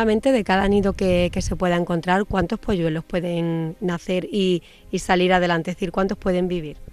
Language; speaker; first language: Spanish; native; Spanish